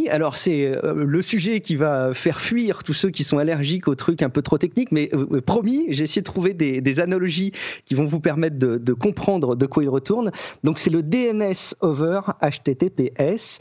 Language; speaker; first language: French; native; French